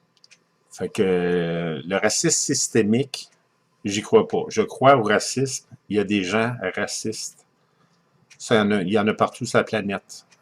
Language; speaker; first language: French; native; French